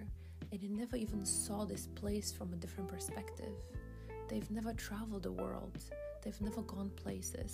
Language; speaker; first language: English; non-native, fluent; Polish